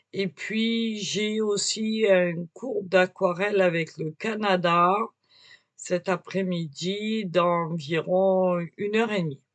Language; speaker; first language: French; native; French